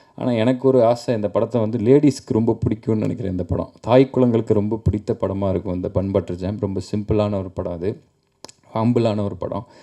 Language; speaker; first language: Tamil; native; Tamil